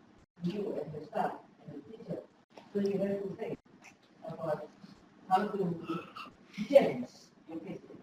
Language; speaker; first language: English; non-native, fluent; Indonesian